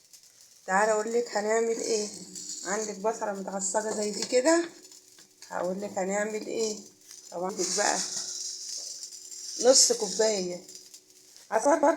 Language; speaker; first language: Arabic; native; Arabic